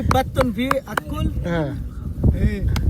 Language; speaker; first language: Arabic; non-native, learner; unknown